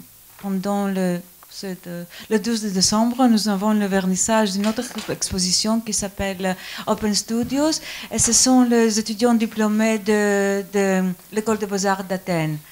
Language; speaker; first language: French; non-native, learner; Greek